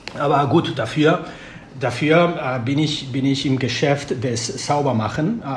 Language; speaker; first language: German; non-native, fluent; Spanish